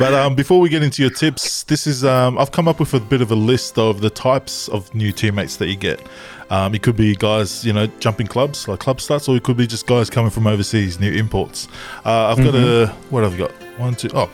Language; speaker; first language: English; non-native, local second language; Tongan